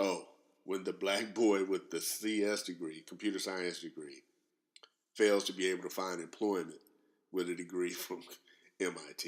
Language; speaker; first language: English; native; English